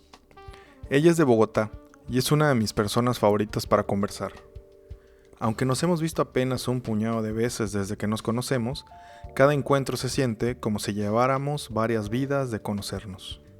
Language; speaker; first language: Spanish; native; Spanish